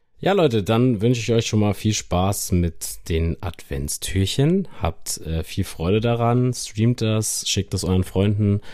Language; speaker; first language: German; native; German